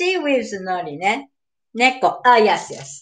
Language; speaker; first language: English; non-native, learner; Japanese